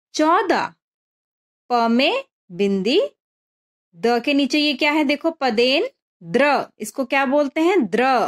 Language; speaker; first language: Hindi; non-native, local second language; Bangla